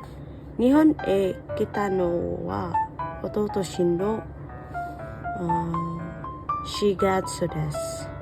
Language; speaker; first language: Japanese; non-native, learner; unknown